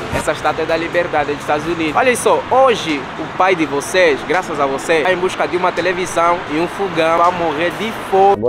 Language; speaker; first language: Portuguese; native; Portuguese